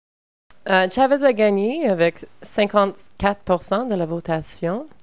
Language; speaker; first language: French; non-native, learner; English